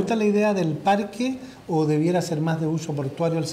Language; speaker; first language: Spanish; native; Spanish